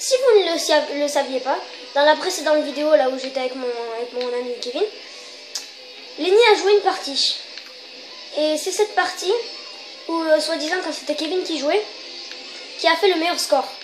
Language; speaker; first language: French; native; French